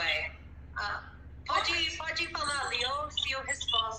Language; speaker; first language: Portuguese; non-native, learner; English